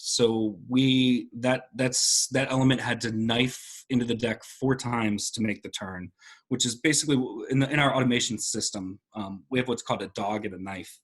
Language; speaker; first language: English; native; English